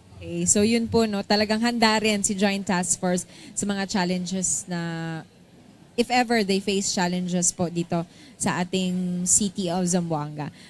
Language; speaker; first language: Filipino; non-native, local second language; Chavacano